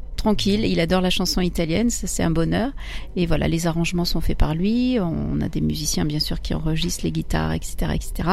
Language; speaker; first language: French; early bilingual, other home language; Italian